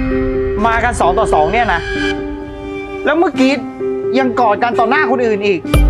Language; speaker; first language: Thai; native; Thai